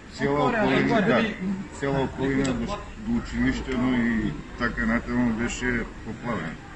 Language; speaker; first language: Macedonian; native; Macedonian